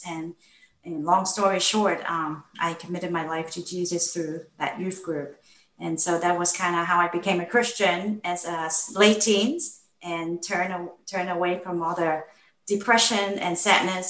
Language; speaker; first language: English; non-native, local second language; Cantonese